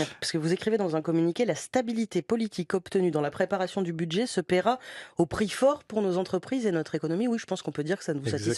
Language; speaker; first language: French; native; French